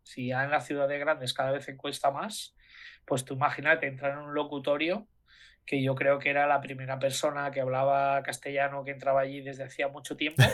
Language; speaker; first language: Spanish; native; Spanish